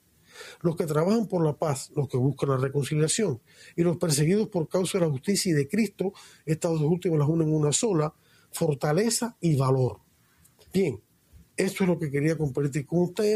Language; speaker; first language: Spanish; native; Spanish